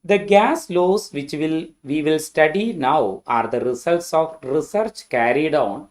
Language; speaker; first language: English; non-native, local second language; Malayalam